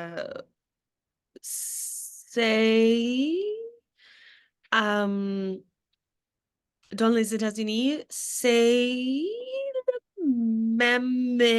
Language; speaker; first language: French; non-native, learner; English